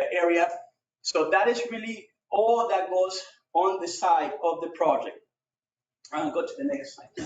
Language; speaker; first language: English; non-native, fluent; Spanish